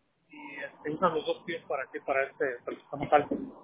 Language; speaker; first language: Spanish; native; Spanish